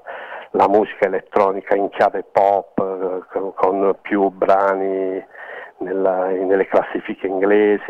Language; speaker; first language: Italian; native; Italian